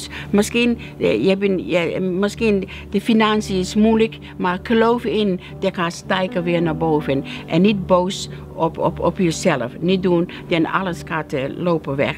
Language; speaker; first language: Dutch; non-native, learner; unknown